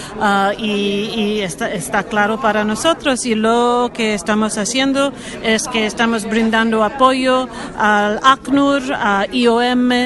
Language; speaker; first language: Spanish; non-native, learner; English